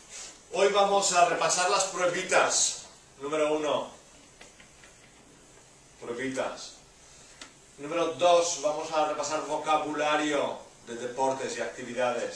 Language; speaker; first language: Spanish; non-native, fluent; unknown